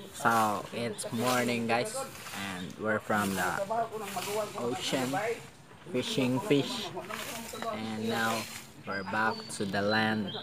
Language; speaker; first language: English; non-native, learner; Cebuano